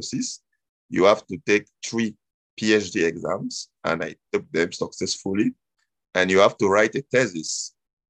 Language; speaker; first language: English; non-native, local second language; French